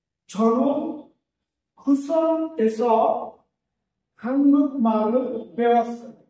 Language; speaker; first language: Korean; non-native, fluent; Bangla